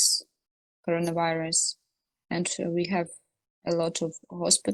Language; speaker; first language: English; non-native, learner; Russian